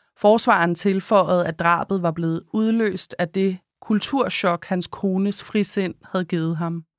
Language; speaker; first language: Danish; native; Danish